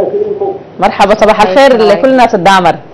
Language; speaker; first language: Arabic; native; Arabic